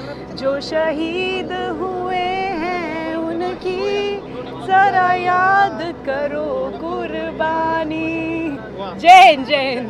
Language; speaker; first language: Hindi; native; Hindi